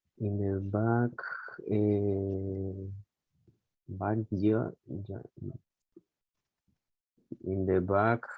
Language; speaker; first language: English; non-native, learner; Spanish